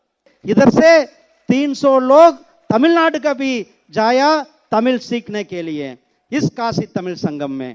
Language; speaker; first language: Hindi; non-native, local second language; Tamil